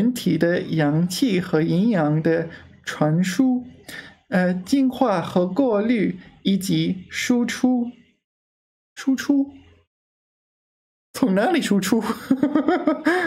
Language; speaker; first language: Chinese; non-native, learner; English